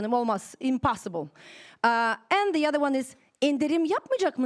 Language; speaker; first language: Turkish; non-native, fluent; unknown